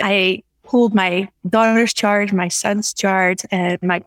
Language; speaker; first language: English; non-native, fluent; Dutch